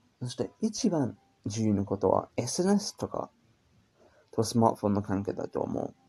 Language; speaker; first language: Japanese; non-native, learner; English